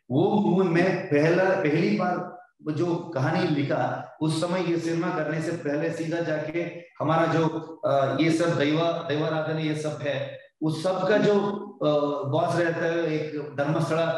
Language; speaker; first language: Hindi; non-native, local second language; Kannada